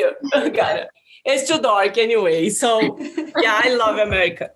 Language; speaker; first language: English; non-native, learner; Portuguese